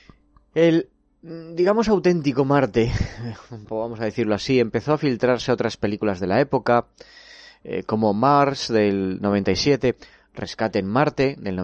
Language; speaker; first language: Spanish; native; Spanish